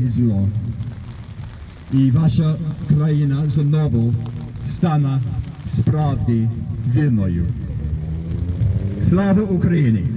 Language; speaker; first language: Ukrainian; non-native, learner; English